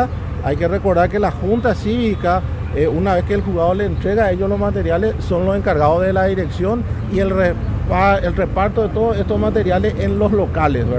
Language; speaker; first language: Spanish; native; Spanish